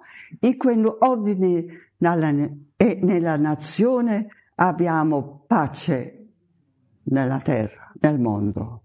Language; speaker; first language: Italian; non-native, fluent; German